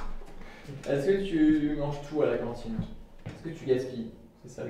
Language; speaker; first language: French; native; French